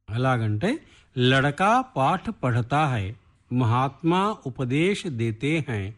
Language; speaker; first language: Hindi; non-native, local second language; Telugu